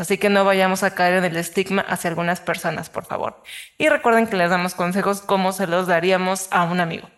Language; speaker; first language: Spanish; native; Spanish